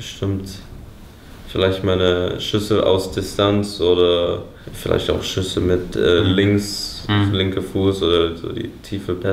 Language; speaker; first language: German; early bilingual, heritage; English